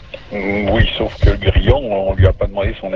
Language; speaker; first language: French; native; French